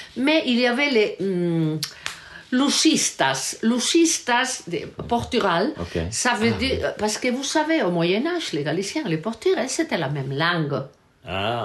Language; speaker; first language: French; non-native, learner; Galician